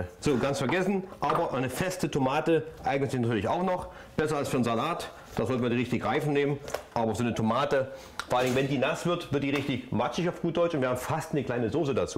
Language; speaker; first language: German; native; German